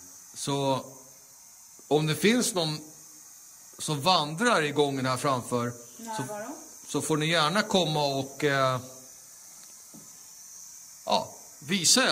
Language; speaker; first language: Swedish; native; Swedish